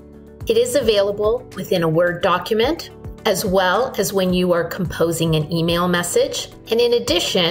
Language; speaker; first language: English; native; English